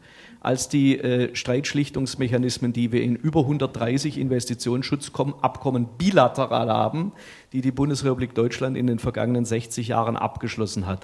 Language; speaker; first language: German; native; German